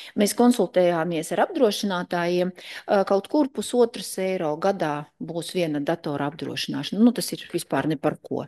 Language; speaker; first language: Latvian; non-native, local second language; Russian